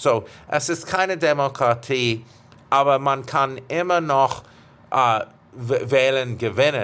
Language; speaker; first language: German; non-native, fluent; English